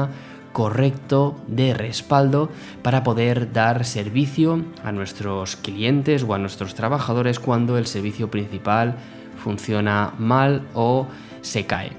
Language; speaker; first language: Spanish; native; Spanish